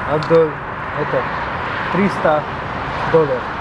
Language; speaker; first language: Russian; non-native, learner; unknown